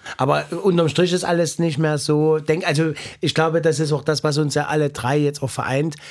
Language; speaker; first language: German; native; German